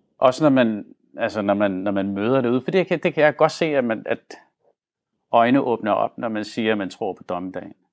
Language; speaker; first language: Danish; non-native, local second language; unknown